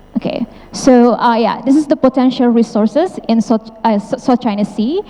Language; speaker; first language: English; non-native, fluent; Indonesian